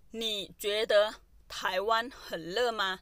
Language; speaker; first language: Chinese; non-native, fluent; Thai